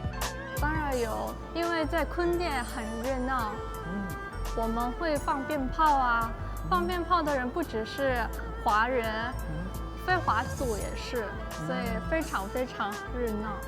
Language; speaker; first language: Chinese; non-native, fluent; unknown